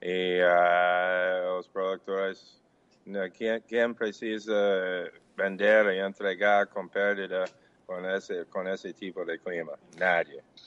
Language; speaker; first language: Portuguese; non-native, fluent; English